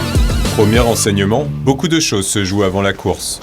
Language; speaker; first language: French; native; French